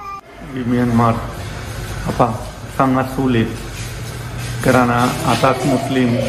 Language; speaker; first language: Indonesian; non-native, learner; Rohingya